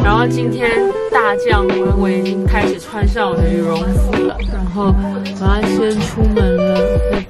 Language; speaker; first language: Chinese; native; Chinese